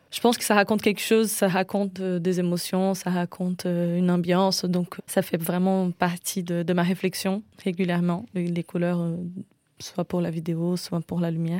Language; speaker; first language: French; non-native, fluent; Portuguese